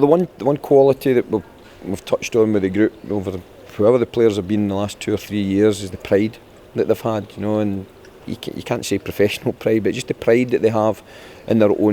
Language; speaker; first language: English; native; English